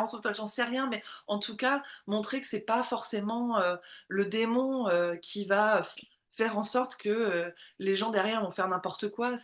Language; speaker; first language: French; native; French